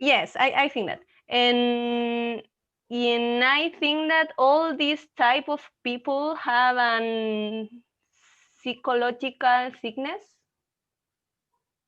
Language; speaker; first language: English; non-native, learner; Spanish